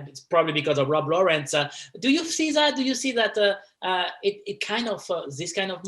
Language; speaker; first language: English; non-native, fluent; French